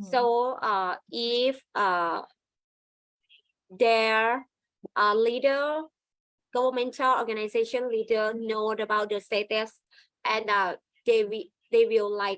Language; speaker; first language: English; non-native, learner; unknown